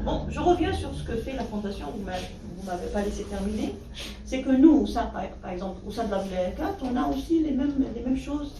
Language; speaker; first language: French; non-native, local second language; Arabic